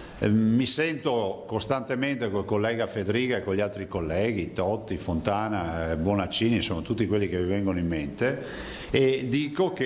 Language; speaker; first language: Italian; native; Italian